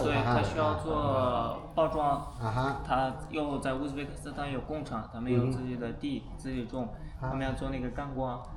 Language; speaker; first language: Chinese; non-native, fluent; Uzbek